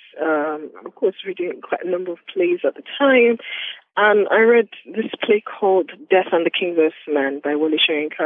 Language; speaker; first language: English; non-native, local second language; Yoruba